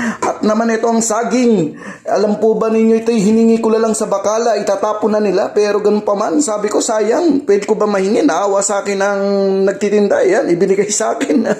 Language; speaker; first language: Filipino; non-native, local second language; Cebuano